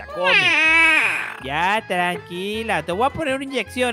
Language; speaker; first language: Spanish; native; Spanish